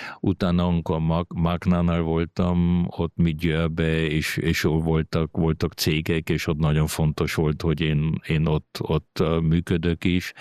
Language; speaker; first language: Hungarian; early bilingual, heritage; Hungarian